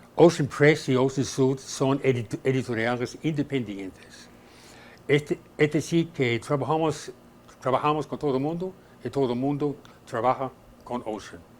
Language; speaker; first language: Spanish; non-native, fluent; English